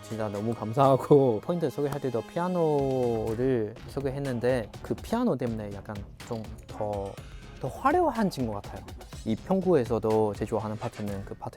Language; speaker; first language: Korean; non-native, fluent; Chinese